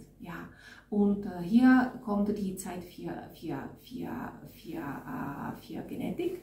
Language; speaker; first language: German; non-native, fluent; Czech